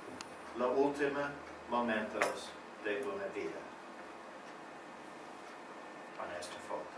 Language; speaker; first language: Spanish; non-native, learner; English